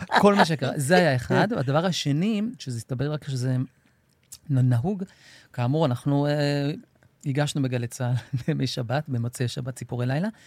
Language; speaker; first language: Hebrew; native; Hebrew